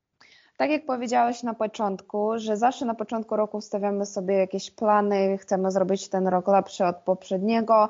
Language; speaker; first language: Polish; non-native, fluent; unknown